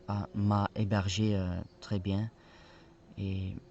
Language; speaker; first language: French; non-native, fluent; Spanish